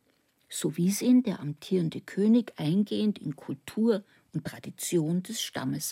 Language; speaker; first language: German; native; German